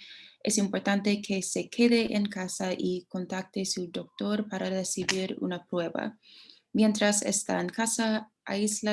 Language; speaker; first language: Spanish; non-native, learner; English